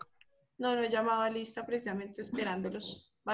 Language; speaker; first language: Spanish; native; Spanish